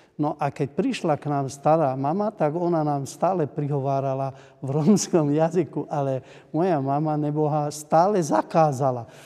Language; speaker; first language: Slovak; non-native, local second language; Hungarian